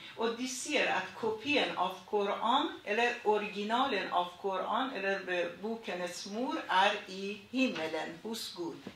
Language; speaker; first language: Norwegian; non-native, fluent; Persian